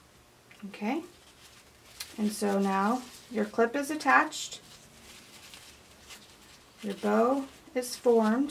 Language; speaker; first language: English; native; English